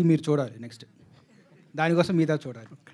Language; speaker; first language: Telugu; native; Telugu